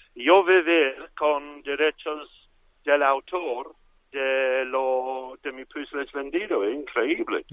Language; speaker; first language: Spanish; non-native, fluent; English